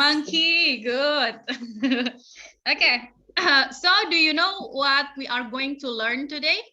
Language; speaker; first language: English; non-native, fluent; Indonesian